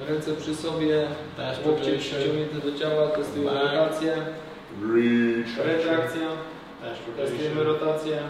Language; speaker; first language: Polish; native; Polish